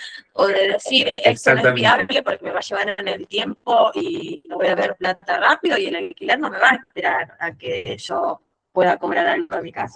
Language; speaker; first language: Spanish; native; Spanish